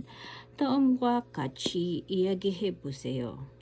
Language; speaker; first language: Korean; non-native, fluent; Filipino